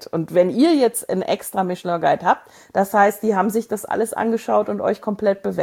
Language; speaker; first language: German; native; German